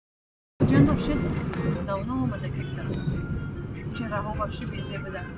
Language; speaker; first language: Russian; non-native, learner; Tajik